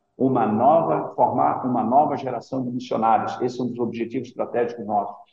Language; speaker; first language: Portuguese; native; Portuguese